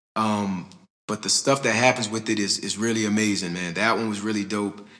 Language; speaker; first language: English; native; English